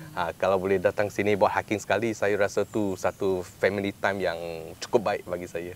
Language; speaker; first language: Malay; non-native, local second language; Chinese